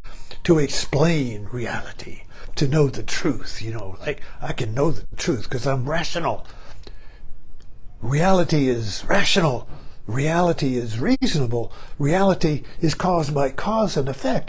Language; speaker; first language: English; native; English